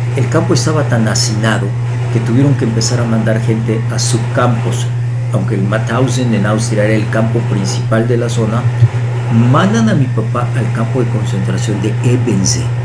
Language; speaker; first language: Spanish; early bilingual, other home language; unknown